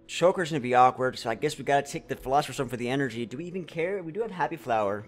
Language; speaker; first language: English; native; English